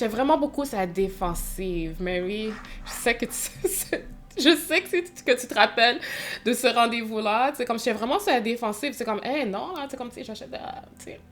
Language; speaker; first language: French; native; French